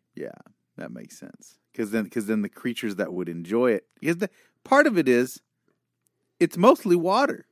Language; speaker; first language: English; native; English